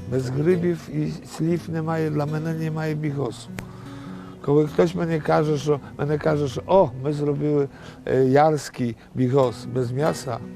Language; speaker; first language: Polish; non-native, learner; Ukrainian